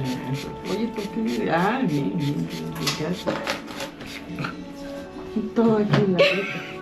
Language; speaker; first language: Spanish; native; Spanish